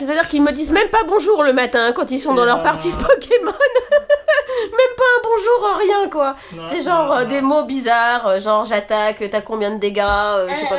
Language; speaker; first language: French; native; French